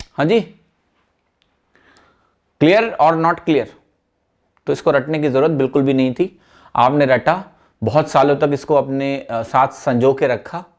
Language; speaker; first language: Hindi; native; Hindi